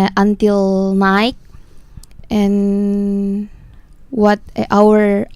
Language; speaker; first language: English; non-native, learner; Indonesian